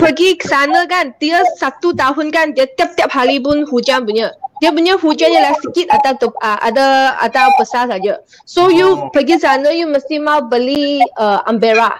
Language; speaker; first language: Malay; non-native, local second language; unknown